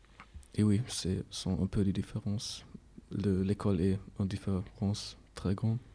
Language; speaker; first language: French; non-native, learner; German